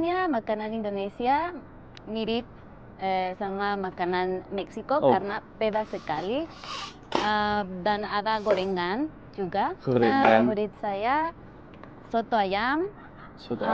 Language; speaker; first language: Indonesian; non-native, fluent; Spanish